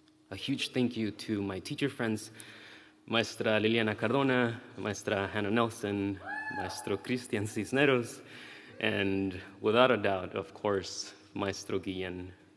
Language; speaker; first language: English; early bilingual, other home language; Spanish